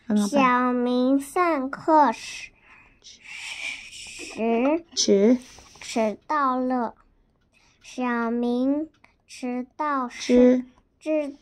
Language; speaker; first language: Chinese; non-native, learner; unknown